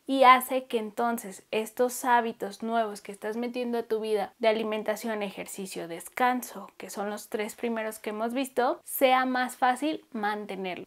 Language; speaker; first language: Spanish; native; Spanish